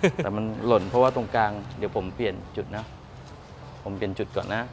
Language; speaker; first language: Thai; native; Thai